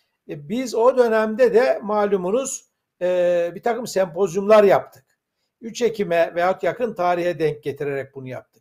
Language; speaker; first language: Turkish; native; Turkish